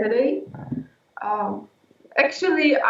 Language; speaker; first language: English; non-native, learner; Ukrainian